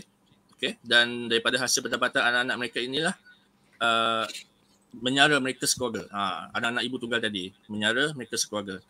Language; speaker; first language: Malay; native; Malay